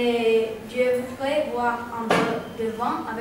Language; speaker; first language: French; non-native, learner; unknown